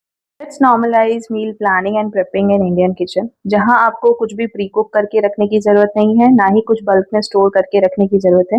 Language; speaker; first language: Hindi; native; Hindi